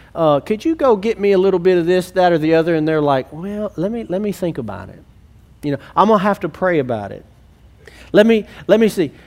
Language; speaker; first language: English; native; English